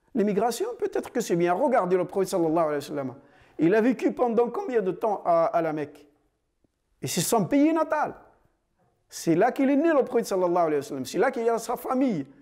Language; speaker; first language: French; non-native, fluent; Arabic